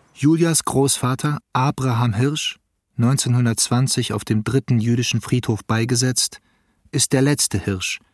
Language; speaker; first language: German; native; German